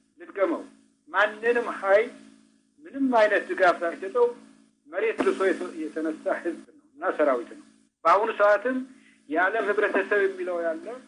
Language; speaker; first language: Amharic; non-native, local second language; Tigrinya